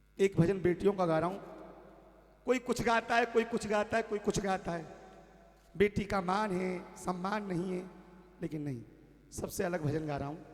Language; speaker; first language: Hindi; native; Hindi